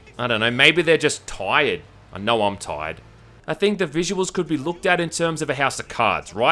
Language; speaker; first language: English; native; English